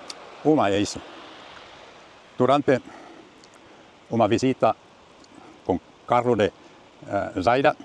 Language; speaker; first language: Portuguese; non-native, learner; Finnish